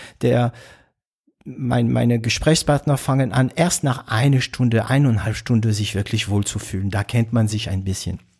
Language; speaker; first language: German; non-native, fluent; French